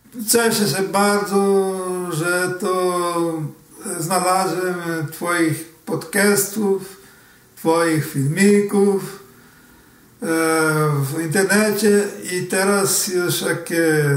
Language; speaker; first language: Polish; early bilingual, heritage; Portuguese